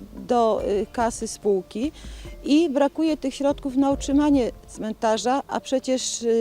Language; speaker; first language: Polish; native; Polish